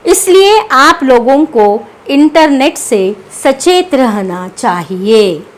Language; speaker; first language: Hindi; non-native, local second language; Kannada